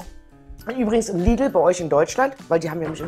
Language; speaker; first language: German; native; German